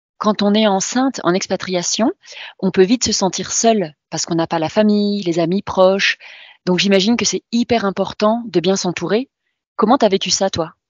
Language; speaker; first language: French; native; French